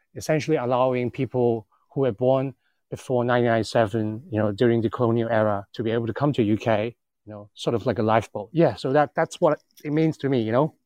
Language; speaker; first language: English; non-native, local second language; Cantonese